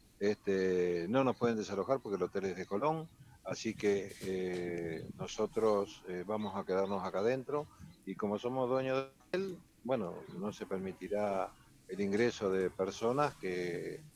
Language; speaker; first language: Spanish; native; Spanish